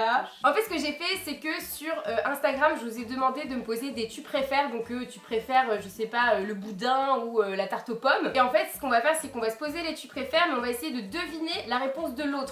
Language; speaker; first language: French; native; French